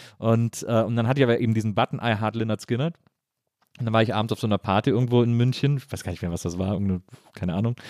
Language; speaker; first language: German; native; German